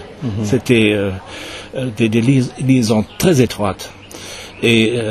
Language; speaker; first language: French; non-native, fluent; German